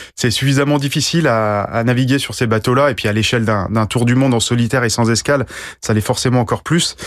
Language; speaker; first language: French; native; French